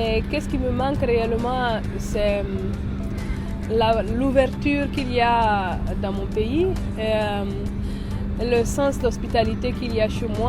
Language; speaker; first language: French; non-native, local second language; Mossi